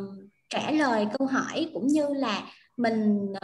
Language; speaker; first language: Vietnamese; native; Vietnamese